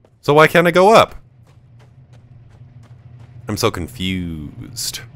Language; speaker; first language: English; native; English